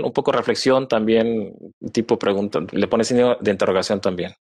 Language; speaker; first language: Spanish; native; Spanish